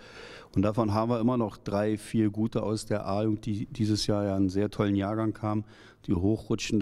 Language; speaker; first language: German; native; German